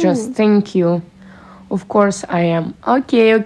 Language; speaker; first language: English; non-native, learner; Russian